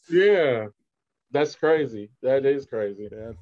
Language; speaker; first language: English; native; English